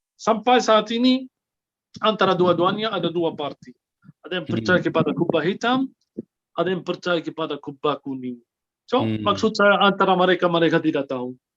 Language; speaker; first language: Indonesian; non-native, fluent; Arabic